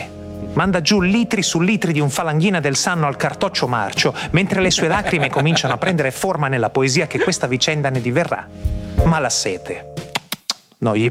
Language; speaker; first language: Italian; native; Italian